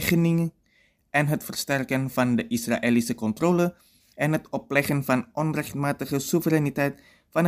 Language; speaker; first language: Dutch; non-native, fluent; Indonesian